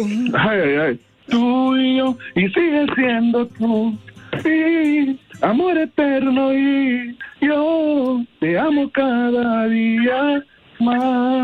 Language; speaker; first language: Spanish; native; Spanish